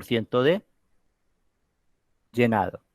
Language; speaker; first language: Spanish; native; Spanish